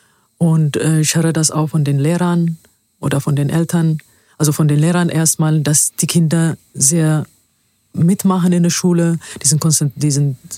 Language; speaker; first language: German; non-native, fluent; Amharic